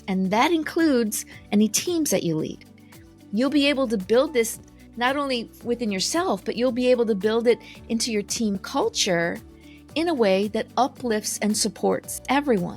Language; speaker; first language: English; native; English